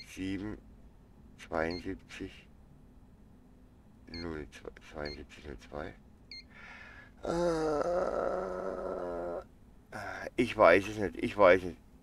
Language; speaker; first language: German; native; German